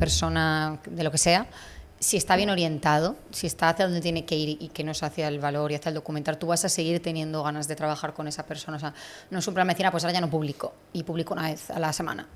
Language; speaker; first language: Spanish; native; Spanish